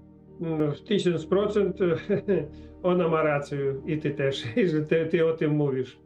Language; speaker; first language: Polish; non-native, learner; Russian